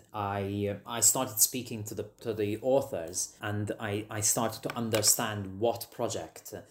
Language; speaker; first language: English; non-native, fluent; Maltese